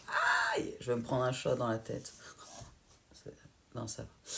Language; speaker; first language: French; native; French